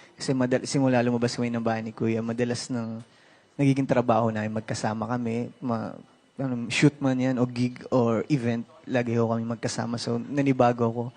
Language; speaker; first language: Filipino; native; Filipino